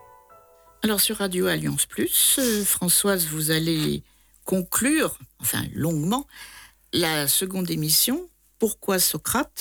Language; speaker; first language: French; native; French